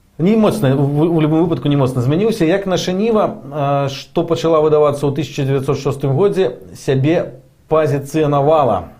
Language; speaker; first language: Belarusian; non-native, local second language; Russian